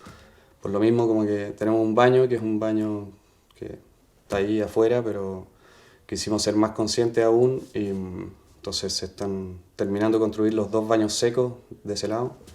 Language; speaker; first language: Spanish; native; Spanish